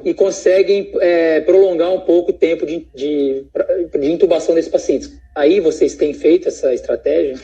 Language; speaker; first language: Portuguese; native; Portuguese